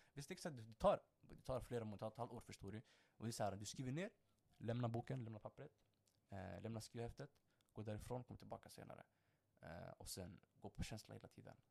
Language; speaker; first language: Swedish; early bilingual, other home language; Somali